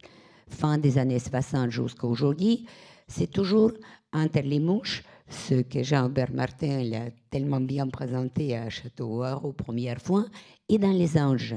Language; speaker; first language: French; non-native, fluent; Russian